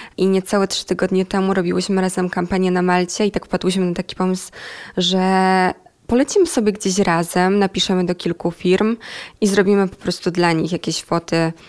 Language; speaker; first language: Polish; native; Polish